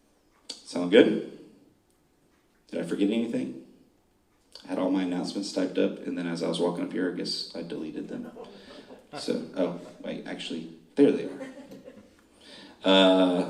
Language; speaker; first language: English; native; English